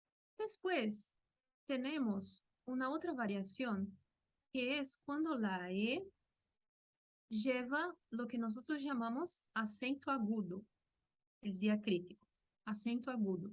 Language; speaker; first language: Spanish; non-native, fluent; Portuguese